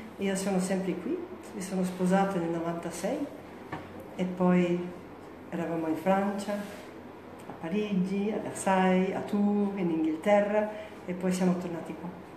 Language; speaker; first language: Italian; non-native, fluent; German